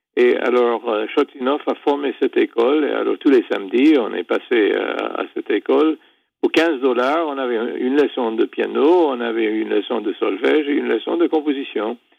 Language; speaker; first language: French; non-native, fluent; English